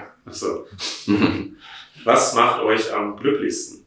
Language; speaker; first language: German; native; German